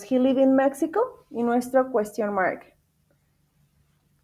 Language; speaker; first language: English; non-native, fluent; Spanish